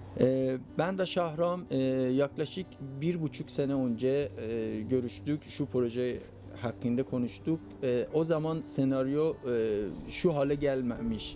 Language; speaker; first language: Turkish; non-native, fluent; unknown